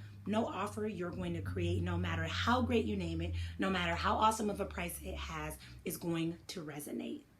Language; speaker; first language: English; native; English